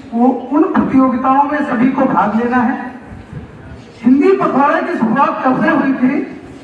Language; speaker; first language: Hindi; native; Hindi